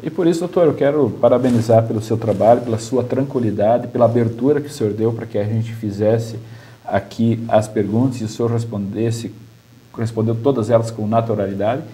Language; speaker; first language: Portuguese; native; Portuguese